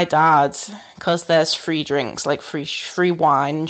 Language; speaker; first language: English; native; English